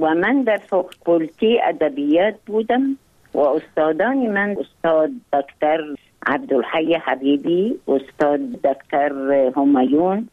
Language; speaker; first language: Persian; non-native, learner; Arabic